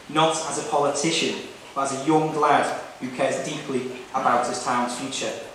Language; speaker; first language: English; native; English